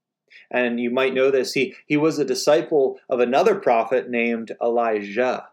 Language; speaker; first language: English; native; English